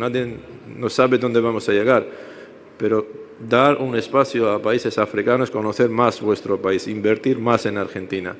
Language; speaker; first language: Spanish; non-native, fluent; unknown